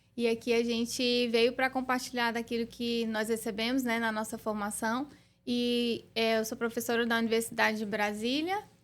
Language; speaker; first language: Portuguese; native; Portuguese